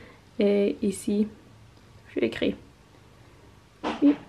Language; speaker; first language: French; non-native, learner; Norwegian